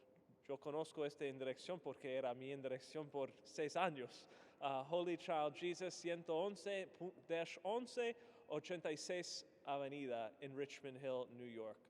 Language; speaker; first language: Spanish; non-native, fluent; English